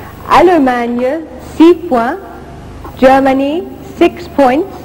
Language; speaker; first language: English; native; English